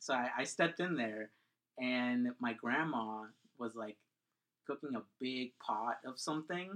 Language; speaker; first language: English; early bilingual, other home language; Spanish